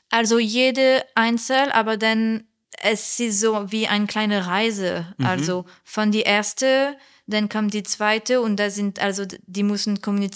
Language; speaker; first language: German; non-native, learner; French